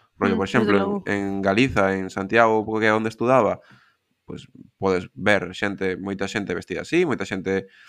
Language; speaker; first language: Galician; non-native, local second language; Spanish